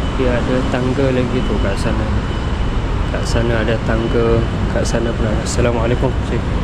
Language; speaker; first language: Malay; non-native, fluent; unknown